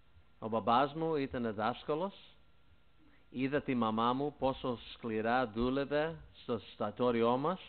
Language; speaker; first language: Greek; early bilingual, heritage; Greek